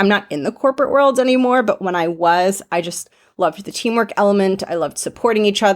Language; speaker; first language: English; native; English